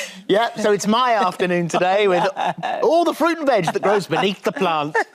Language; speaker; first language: English; native; English